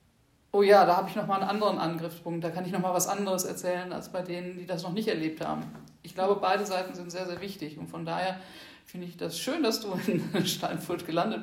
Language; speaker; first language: German; native; German